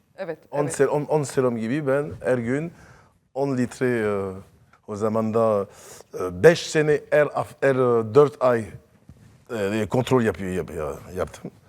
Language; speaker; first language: Turkish; non-native, learner; French